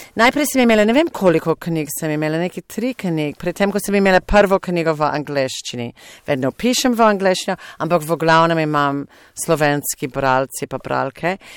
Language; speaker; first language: Slovenian; non-native, fluent; English